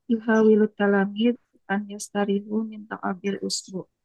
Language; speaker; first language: Arabic; non-native, learner; Indonesian